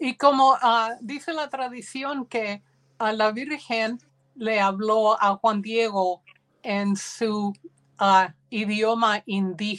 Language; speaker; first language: Spanish; early bilingual, heritage; Spanish